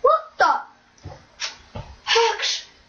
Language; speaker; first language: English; non-native, learner; Finnish